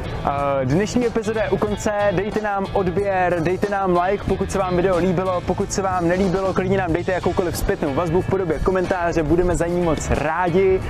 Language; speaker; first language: Czech; native; Czech